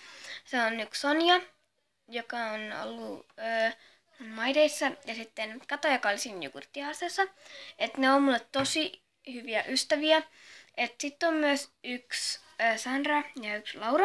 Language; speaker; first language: Finnish; native; Finnish